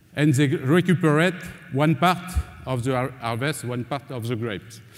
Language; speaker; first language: English; non-native, learner; French